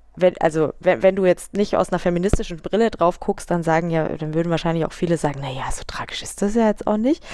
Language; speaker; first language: German; native; German